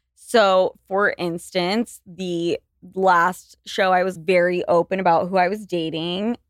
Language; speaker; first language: English; native; English